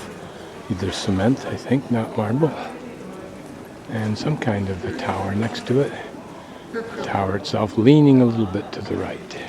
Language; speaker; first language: English; native; English